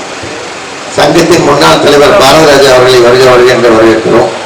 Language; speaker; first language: Tamil; native; Tamil